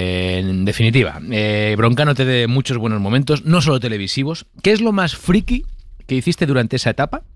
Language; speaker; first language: Spanish; native; Spanish